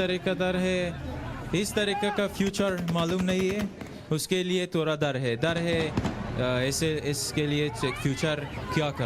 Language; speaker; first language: Hindi; non-native, learner; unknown